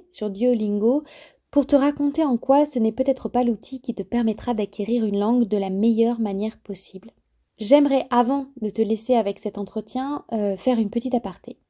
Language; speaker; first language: French; native; French